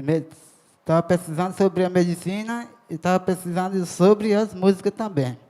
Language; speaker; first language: Portuguese; non-native, local second language; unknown